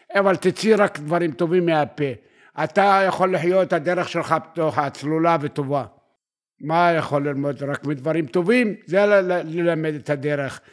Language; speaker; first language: Hebrew; non-native, fluent; Arabic